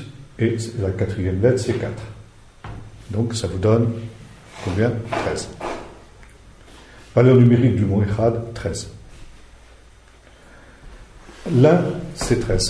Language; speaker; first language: French; native; French